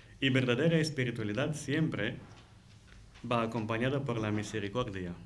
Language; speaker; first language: Spanish; non-native, fluent; Ukrainian